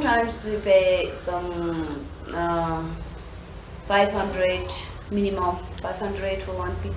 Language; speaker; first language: English; non-native, learner; Tibetan